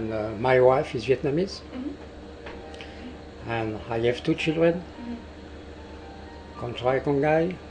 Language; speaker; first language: English; non-native, learner; French